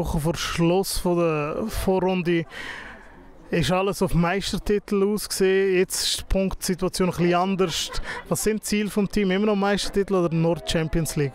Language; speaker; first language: German; native; German